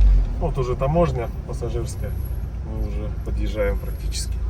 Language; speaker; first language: Russian; native; Russian